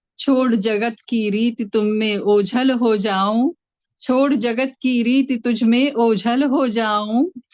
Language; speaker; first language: Hindi; non-native, local second language; Tamil